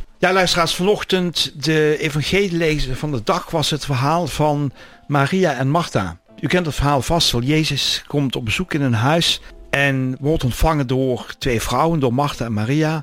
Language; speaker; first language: Dutch; native; Dutch